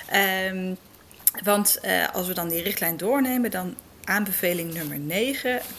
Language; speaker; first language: Dutch; native; Dutch